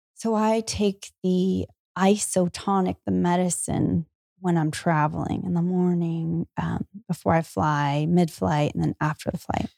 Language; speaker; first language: English; native; English